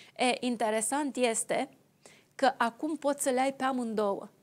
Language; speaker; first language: Romanian; native; Romanian